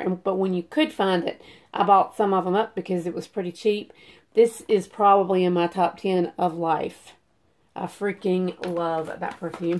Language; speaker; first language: English; native; English